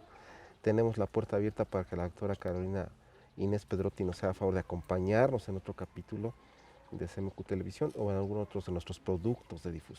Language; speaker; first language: Spanish; native; Spanish